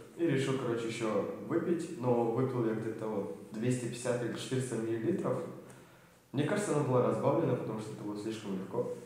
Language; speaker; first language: Russian; native; Russian